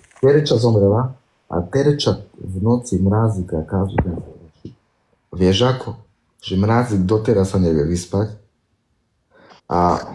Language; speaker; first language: Slovak; non-native, local second language; Romany